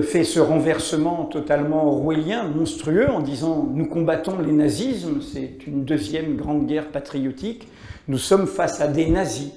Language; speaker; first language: French; native; French